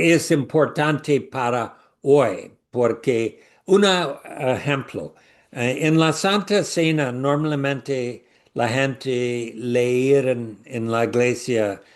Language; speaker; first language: Spanish; non-native, learner; English